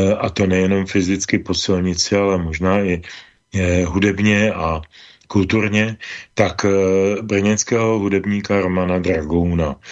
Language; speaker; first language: Czech; native; Czech